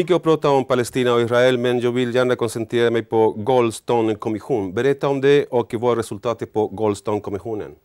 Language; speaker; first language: Swedish; non-native, learner; Spanish